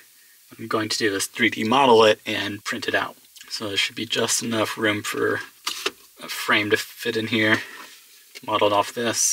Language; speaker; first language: English; native; English